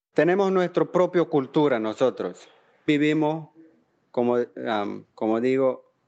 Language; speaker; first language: Spanish; non-native, local second language; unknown